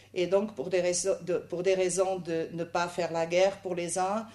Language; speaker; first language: French; non-native, fluent; Portuguese